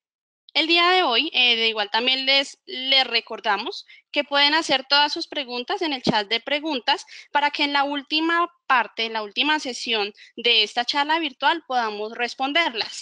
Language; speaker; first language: Spanish; native; Spanish